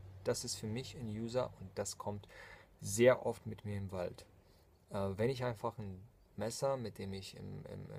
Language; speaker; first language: German; non-native, fluent; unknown